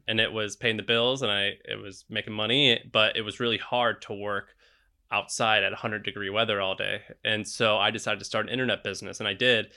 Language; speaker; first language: English; native; English